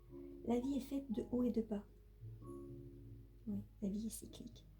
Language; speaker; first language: French; native; French